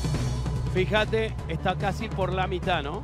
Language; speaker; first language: Spanish; native; Spanish